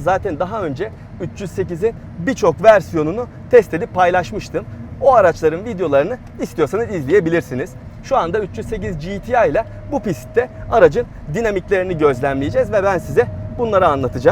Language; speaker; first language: Turkish; native; Turkish